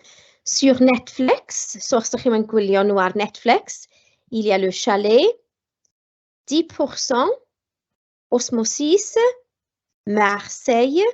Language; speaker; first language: Welsh; non-native, local second language; English